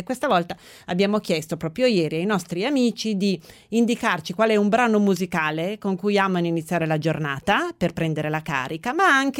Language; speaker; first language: Italian; native; Italian